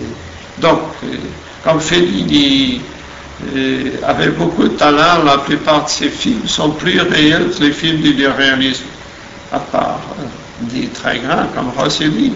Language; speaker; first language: French; non-native, fluent; Portuguese